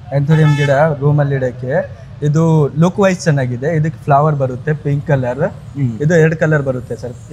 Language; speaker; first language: Kannada; non-native, local second language; Hindi